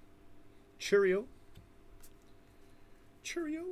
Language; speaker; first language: English; native; English